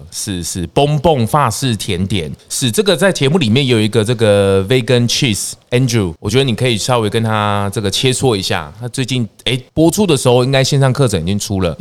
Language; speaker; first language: Chinese; native; Chinese